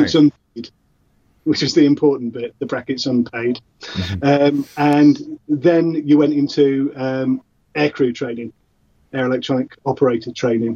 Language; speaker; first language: English; native; English